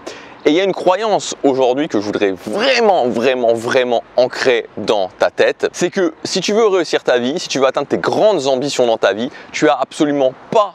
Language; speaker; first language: French; native; French